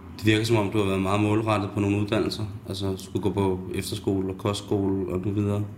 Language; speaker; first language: Danish; native; Danish